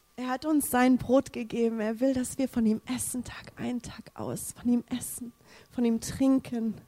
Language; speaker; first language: German; non-native, fluent; English